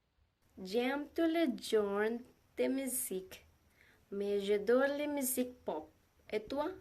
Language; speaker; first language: French; non-native, learner; Spanish